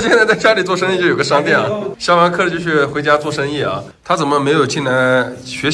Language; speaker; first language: Chinese; native; Chinese